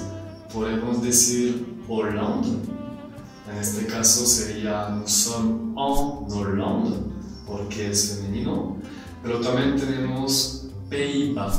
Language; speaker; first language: Spanish; non-native, fluent; French